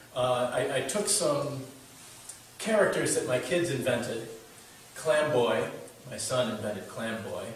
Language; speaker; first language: English; native; English